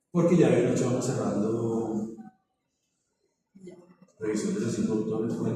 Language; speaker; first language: Spanish; native; Spanish